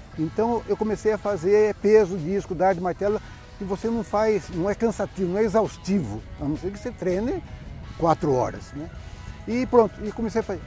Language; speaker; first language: Portuguese; native; Portuguese